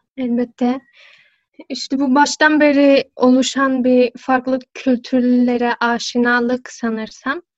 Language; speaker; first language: Turkish; early bilingual, heritage; Turkish